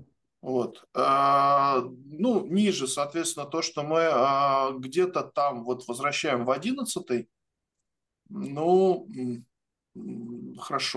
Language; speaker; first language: Russian; native; Russian